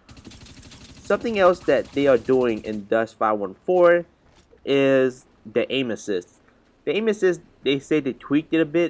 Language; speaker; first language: English; native; English